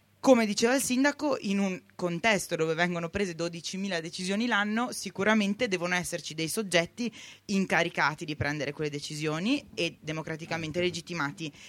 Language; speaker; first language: Italian; native; Italian